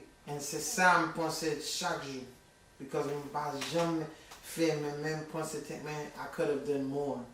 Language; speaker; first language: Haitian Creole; early bilingual, heritage; English